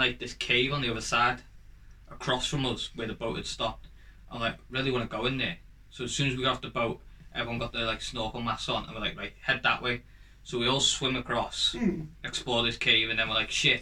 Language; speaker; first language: English; native; English